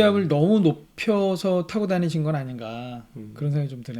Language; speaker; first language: Korean; native; Korean